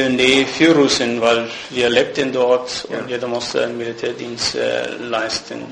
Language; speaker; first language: German; non-native, fluent; Persian